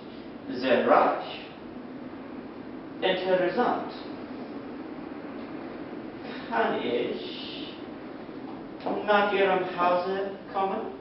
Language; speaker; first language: German; non-native, learner; English